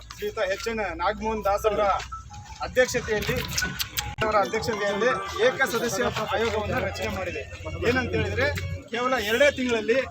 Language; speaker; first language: Kannada; non-native, local second language; Lambadi